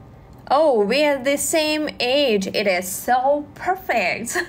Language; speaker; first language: English; non-native, learner; Russian